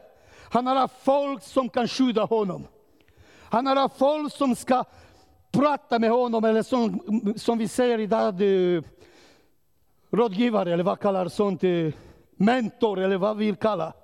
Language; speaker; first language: Swedish; non-native, learner; Romanian